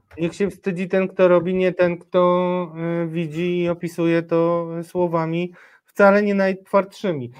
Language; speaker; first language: Polish; native; Polish